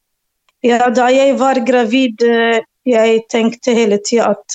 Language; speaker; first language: Norwegian; non-native, learner; Arabic